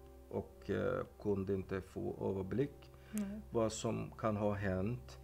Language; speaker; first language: Swedish; non-native, fluent; Somali